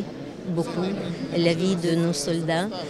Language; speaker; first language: French; non-native, fluent; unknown